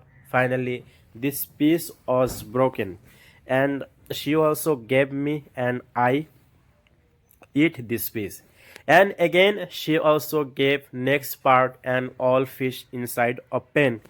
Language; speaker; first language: English; non-native, learner; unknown